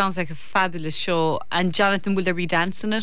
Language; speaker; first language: English; native; English